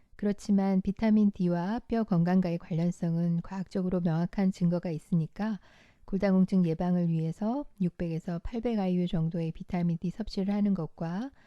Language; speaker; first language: Korean; native; Korean